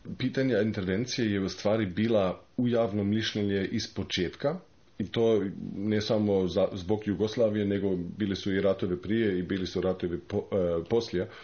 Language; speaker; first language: Croatian; non-native, fluent; German